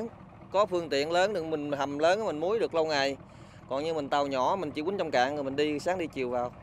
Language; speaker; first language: Vietnamese; native; Vietnamese